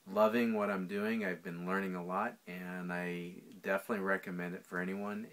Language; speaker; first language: English; native; English